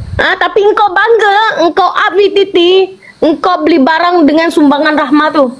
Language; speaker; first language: Malay; native; Malay